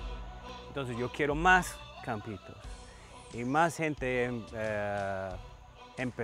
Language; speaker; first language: Spanish; non-native, learner; English